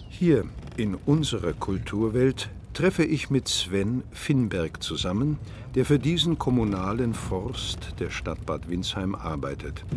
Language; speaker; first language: German; native; German